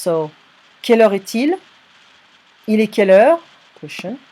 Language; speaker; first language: French; non-native, fluent; English